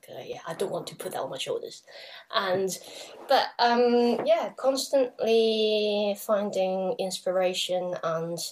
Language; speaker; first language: English; non-native, local second language; Cantonese